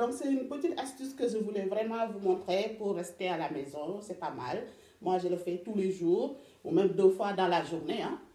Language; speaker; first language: French; non-native, local second language; Wolof